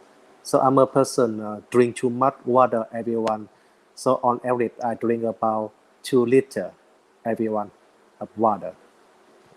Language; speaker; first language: English; non-native, learner; Vietnamese